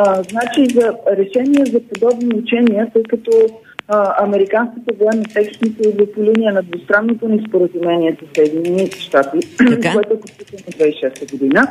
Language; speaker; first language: Bulgarian; native; Bulgarian